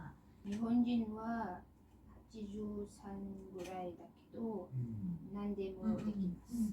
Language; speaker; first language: Japanese; non-native, learner; Mizo